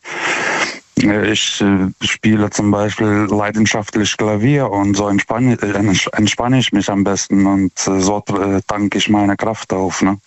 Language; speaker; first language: German; native; German